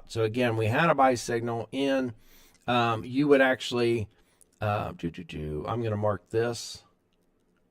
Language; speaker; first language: English; native; English